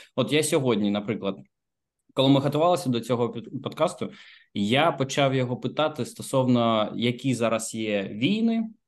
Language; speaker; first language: Ukrainian; native; Ukrainian